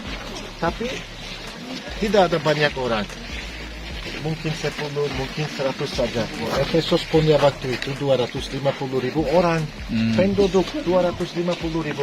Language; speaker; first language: Indonesian; non-native, fluent; Turkish